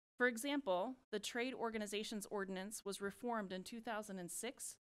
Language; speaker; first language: English; native; English